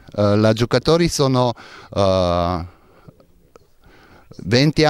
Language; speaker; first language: Italian; non-native, learner; Hungarian